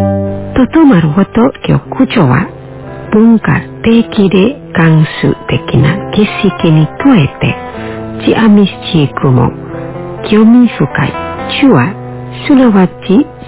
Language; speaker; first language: Japanese; non-native, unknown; Indonesian